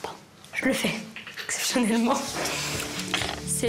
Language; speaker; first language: French; native; French